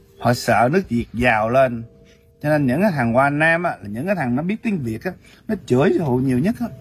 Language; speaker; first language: Vietnamese; early bilingual, heritage; Vietnamese